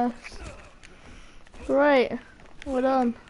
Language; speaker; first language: English; native; English